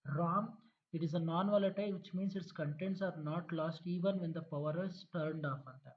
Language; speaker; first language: English; non-native, local second language; Kannada